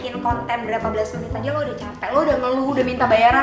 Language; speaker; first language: Indonesian; native; Indonesian